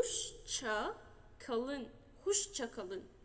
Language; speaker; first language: Turkish; non-native, fluent; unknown